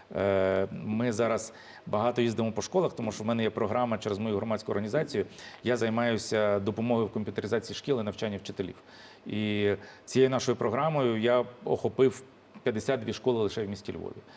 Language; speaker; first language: Ukrainian; native; Ukrainian